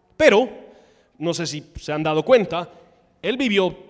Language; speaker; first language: Spanish; non-native, fluent; English